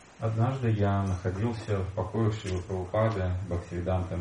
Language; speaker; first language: Russian; native; Russian